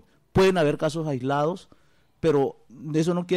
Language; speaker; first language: Spanish; native; Spanish